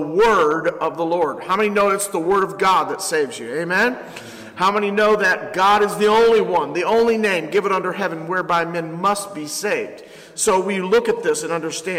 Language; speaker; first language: English; native; English